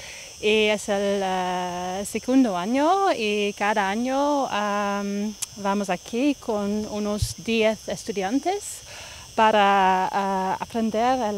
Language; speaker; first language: Spanish; non-native, learner; Dutch